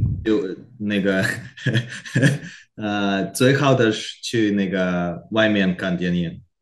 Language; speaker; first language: Chinese; non-native, learner; Korean